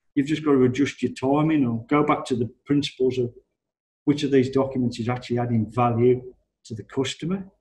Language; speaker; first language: English; native; English